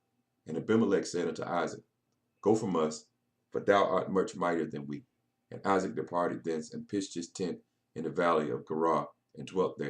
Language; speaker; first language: English; native; English